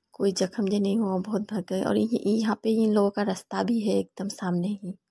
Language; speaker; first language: Hindi; non-native, local second language; Bangla